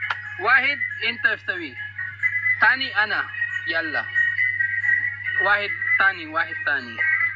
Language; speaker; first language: Arabic; non-native, learner; Urdu